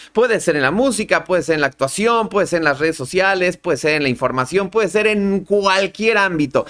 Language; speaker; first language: Spanish; native; Spanish